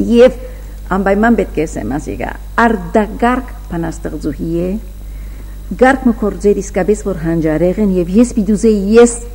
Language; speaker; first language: Armenian; early bilingual, heritage; Armenian